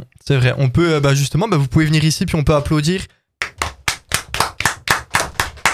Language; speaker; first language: French; native; French